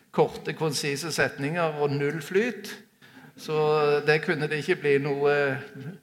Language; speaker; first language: Norwegian; native; Norwegian